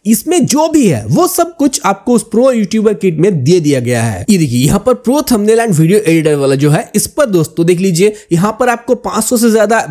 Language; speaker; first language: Hindi; non-native, local second language; Bangla